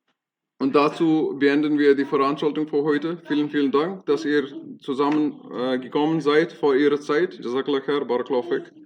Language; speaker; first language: German; non-native, fluent; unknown